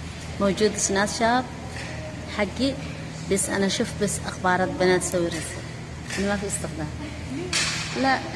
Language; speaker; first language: Arabic; non-native, learner; Somali